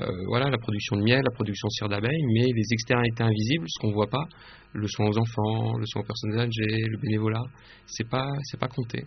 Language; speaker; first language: French; native; French